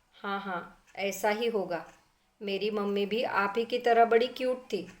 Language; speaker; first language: Hindi; non-native, local second language; Marathi